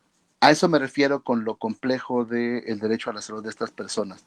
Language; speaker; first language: Spanish; native; Spanish